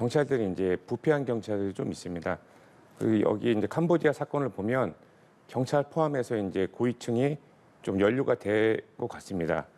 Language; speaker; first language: Korean; native; Korean